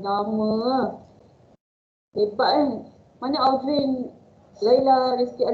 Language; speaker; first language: Malay; native; Malay